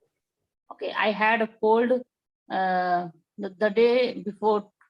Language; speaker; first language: English; non-native, learner; Marathi